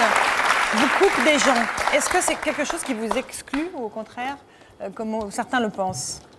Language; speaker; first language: French; native; French